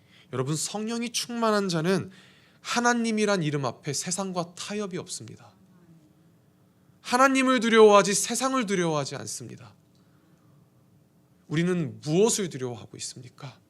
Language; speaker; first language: Korean; native; Korean